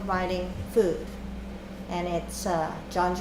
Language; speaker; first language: English; native; English